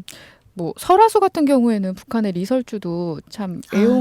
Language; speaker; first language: Korean; native; Korean